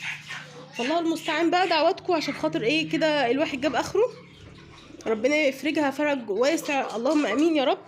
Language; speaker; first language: Arabic; native; Arabic